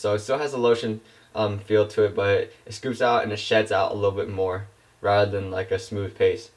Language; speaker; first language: English; native; English